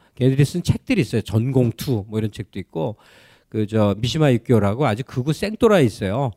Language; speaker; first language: Korean; native; Korean